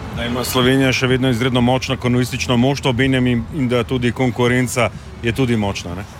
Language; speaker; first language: Slovenian; native; Slovenian